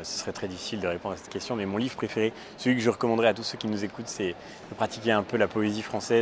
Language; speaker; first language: French; native; French